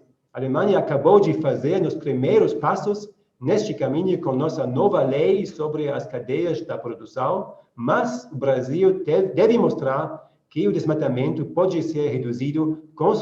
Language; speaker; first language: Portuguese; non-native, learner; German